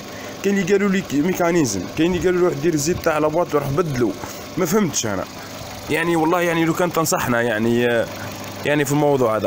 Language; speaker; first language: Arabic; native; Arabic